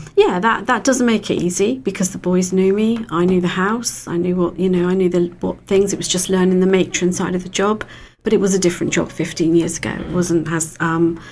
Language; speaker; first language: English; native; English